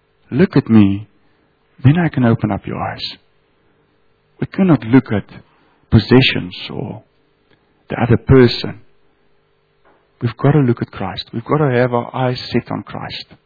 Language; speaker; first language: English; non-native, local second language; Afrikaans